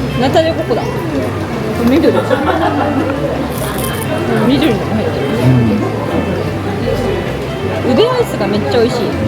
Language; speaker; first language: Japanese; native; Japanese